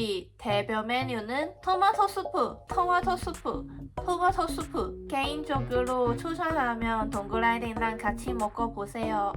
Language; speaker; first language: Korean; non-native, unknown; Cantonese